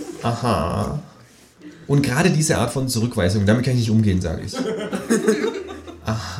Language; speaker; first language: German; native; German